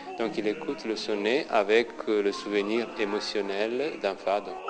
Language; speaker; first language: French; non-native, fluent; Italian